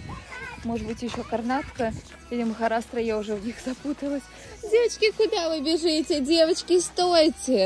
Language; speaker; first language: Russian; native; Russian